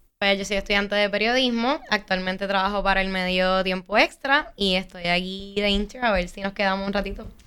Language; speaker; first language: Spanish; native; Spanish